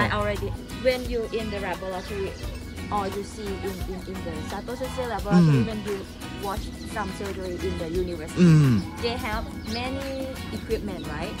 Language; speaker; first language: English; non-native, learner; Thai